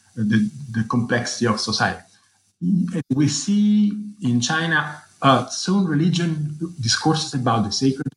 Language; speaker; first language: English; non-native, fluent; Italian